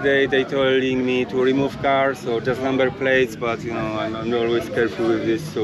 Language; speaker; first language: English; non-native, learner; Polish